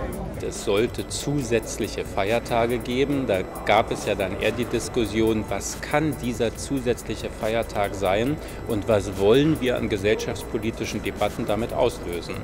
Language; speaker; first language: German; native; German